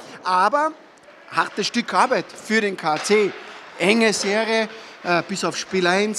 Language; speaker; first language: German; native; German